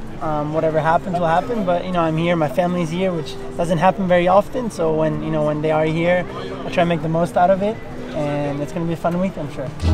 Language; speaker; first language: English; non-native, fluent; Italian